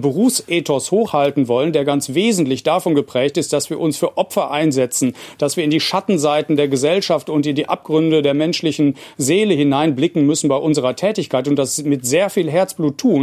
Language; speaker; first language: German; native; German